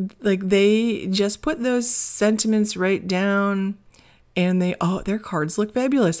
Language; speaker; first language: English; native; English